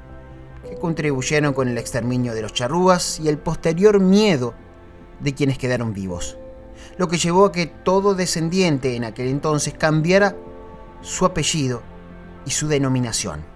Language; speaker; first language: Spanish; native; Spanish